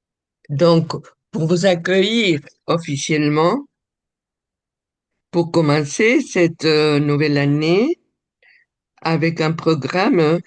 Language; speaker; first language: French; non-native, fluent; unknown